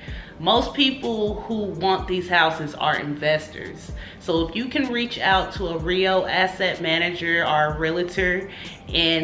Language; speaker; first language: English; native; English